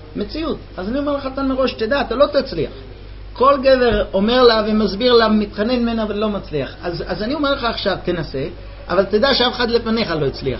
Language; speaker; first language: Hebrew; non-native, fluent; English